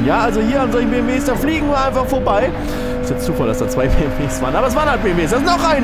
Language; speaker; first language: German; native; German